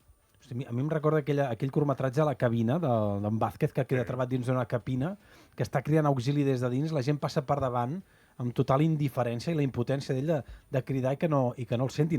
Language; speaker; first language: Catalan; native; Catalan